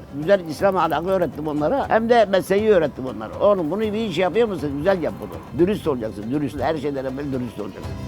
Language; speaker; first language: Turkish; native; Turkish